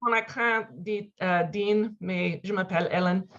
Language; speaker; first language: French; non-native, learner; English